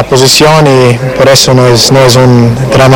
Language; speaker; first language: Spanish; non-native, learner; English